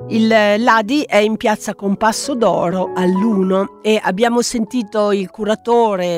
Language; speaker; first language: Italian; native; Italian